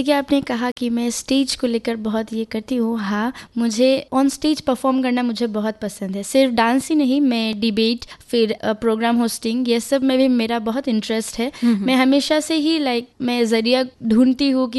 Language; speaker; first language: Hindi; non-native, local second language; Bangla